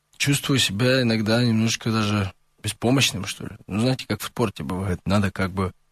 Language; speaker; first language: Russian; native; Russian